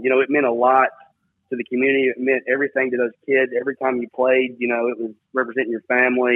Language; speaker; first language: English; native; English